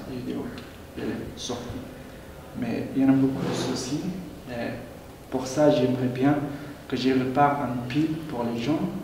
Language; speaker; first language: French; non-native, learner; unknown